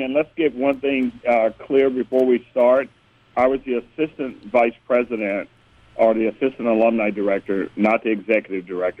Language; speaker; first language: English; native; English